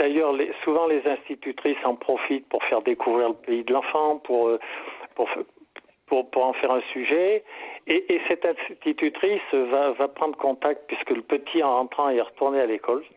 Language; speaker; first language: French; native; French